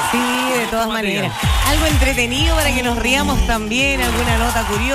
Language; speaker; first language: Spanish; native; Spanish